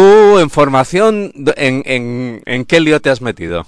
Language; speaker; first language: Spanish; native; Spanish